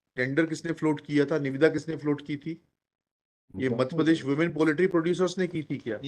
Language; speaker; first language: Hindi; native; Hindi